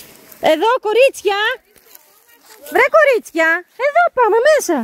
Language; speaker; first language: Greek; native; Greek